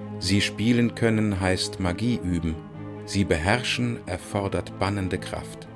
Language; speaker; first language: German; native; German